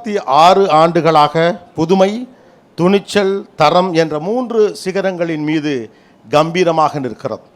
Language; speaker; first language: Tamil; native; Tamil